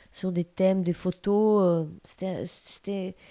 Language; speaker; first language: French; non-native, fluent; Portuguese